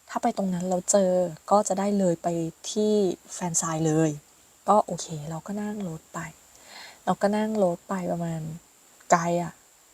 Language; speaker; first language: Thai; native; Thai